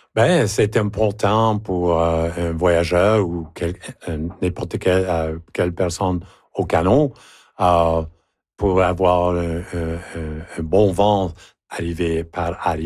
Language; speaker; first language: French; native; French